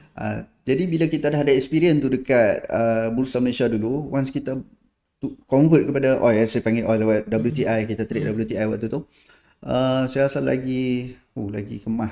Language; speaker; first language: Malay; native; Malay